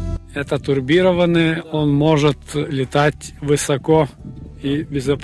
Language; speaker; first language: Russian; native; Russian